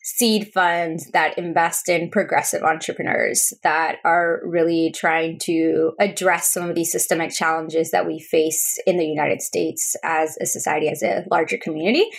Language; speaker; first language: English; early bilingual, other home language; Spanish